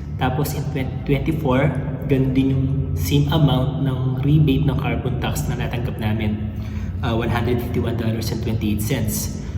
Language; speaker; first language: Filipino; native; Filipino